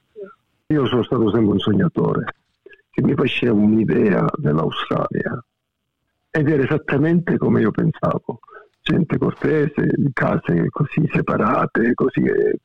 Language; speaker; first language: Italian; native; Italian